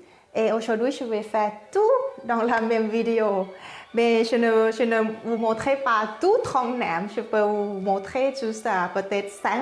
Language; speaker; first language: French; non-native, learner; Thai